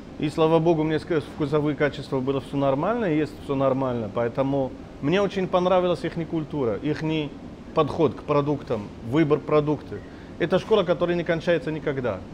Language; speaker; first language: Russian; non-native, fluent; Arabic